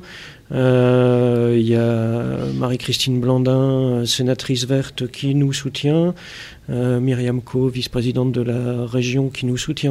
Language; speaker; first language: French; native; French